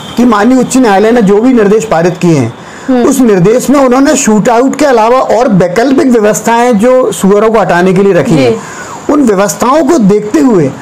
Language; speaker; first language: Hindi; native; Hindi